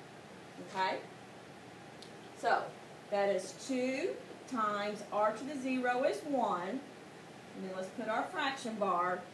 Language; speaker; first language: English; native; English